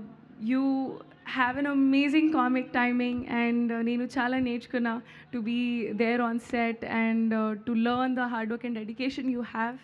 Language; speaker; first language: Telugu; non-native, local second language; Hindi